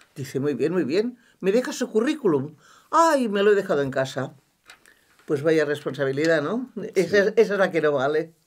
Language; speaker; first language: Spanish; non-native, local second language; Catalan